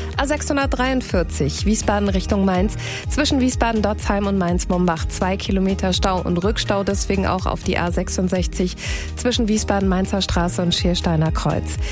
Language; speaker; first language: German; native; German